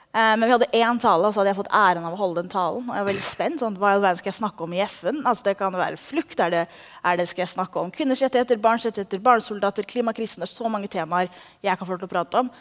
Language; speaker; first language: Norwegian; early bilingual, other home language; Somali